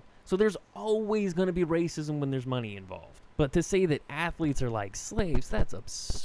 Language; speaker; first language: English; native; English